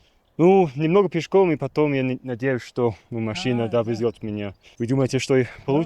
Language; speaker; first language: Russian; non-native, fluent; English